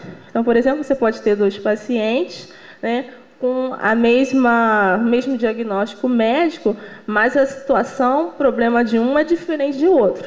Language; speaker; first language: Portuguese; native; Portuguese